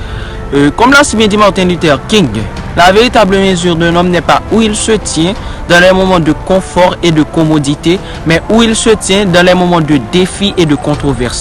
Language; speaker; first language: French; non-native, local second language; Haitian Creole